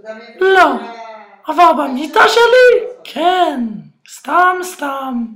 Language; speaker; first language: Hebrew; non-native, learner; English